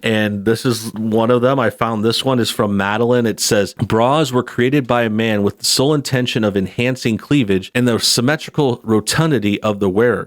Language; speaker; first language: English; native; English